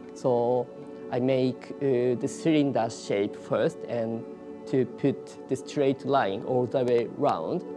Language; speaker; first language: English; non-native, learner; Japanese